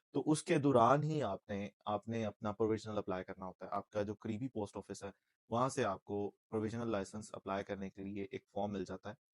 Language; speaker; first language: Urdu; non-native, local second language; Punjabi